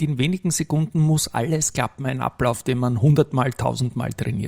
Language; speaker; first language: German; native; German